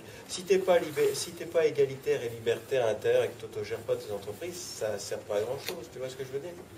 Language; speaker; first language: French; native; French